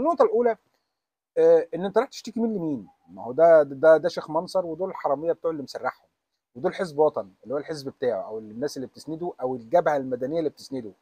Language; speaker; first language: Arabic; native; Arabic